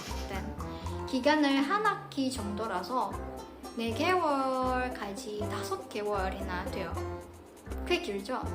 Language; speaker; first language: Korean; non-native, fluent; Indonesian